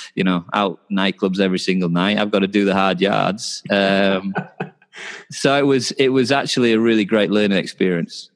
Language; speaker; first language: English; native; English